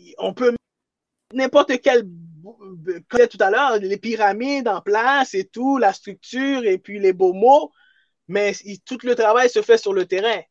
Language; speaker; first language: French; early bilingual, other home language; Haitian Creole